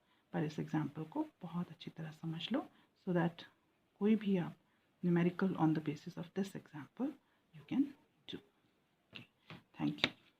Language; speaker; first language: Hindi; native; Hindi